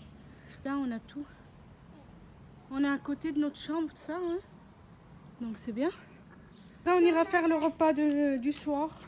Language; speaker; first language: French; native; French